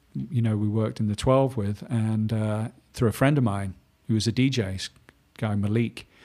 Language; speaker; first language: English; native; English